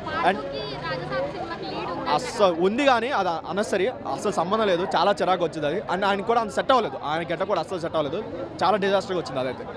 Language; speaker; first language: Telugu; native; Telugu